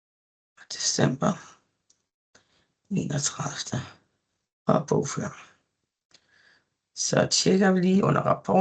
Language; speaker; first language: Danish; native; Danish